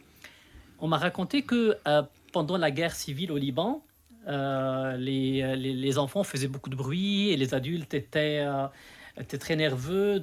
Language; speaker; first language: French; non-native, local second language; Arabic